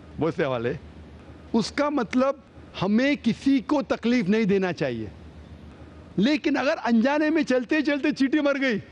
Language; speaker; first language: Hindi; non-native, local second language; Konkani